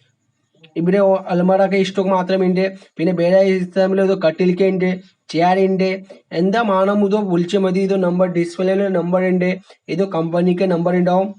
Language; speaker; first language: Malayalam; non-native, learner; Hindi